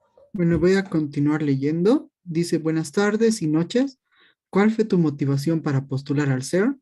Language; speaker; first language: Spanish; native; Spanish